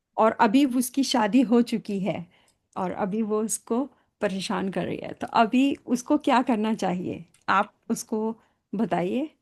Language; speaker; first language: Hindi; native; Hindi